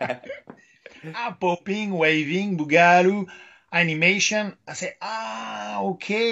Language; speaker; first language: English; non-native, learner; French